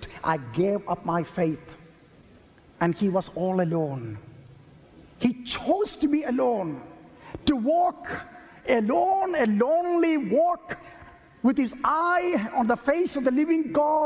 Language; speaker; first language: English; non-native, local second language; Malayalam